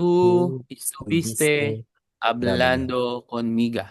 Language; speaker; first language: Spanish; non-native, learner; Filipino